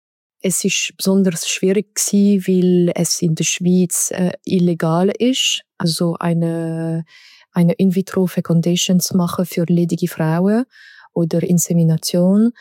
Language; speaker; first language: German; non-native, local second language; French